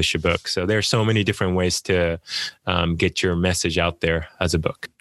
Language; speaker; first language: English; non-native, fluent; Japanese